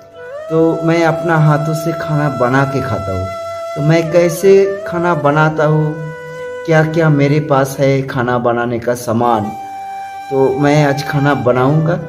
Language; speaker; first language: Hindi; non-native, local second language; Bangla